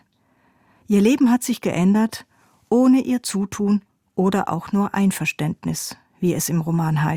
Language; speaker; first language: German; native; German